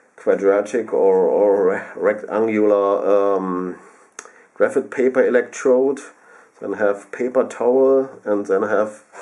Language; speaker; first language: English; non-native, fluent; German